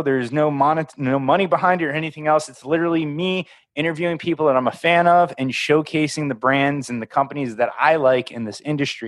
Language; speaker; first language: English; native; English